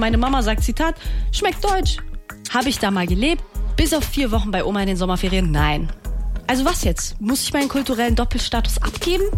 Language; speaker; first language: German; early bilingual, other home language; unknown